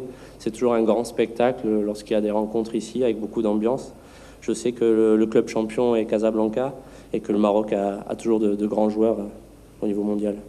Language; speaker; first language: French; native; French